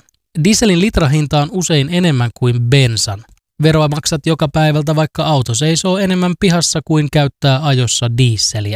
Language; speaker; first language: Finnish; native; Finnish